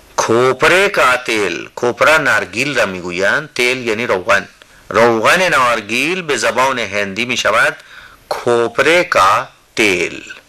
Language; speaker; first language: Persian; non-native, fluent; Hindi